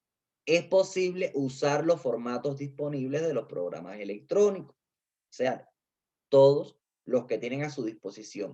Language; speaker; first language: Spanish; native; Spanish